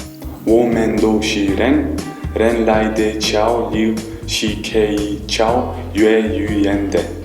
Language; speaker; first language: Chinese; non-native, fluent; Turkish